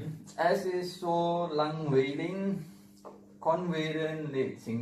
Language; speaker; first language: German; non-native, learner; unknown